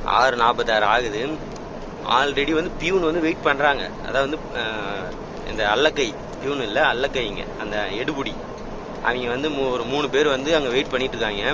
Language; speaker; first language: Tamil; native; Tamil